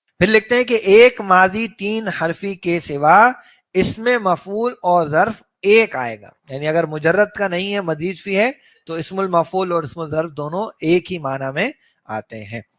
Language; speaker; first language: Urdu; native; Urdu